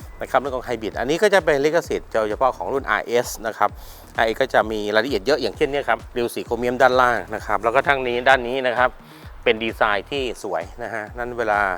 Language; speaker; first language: Thai; native; Thai